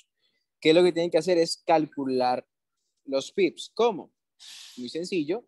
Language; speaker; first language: Spanish; native; Spanish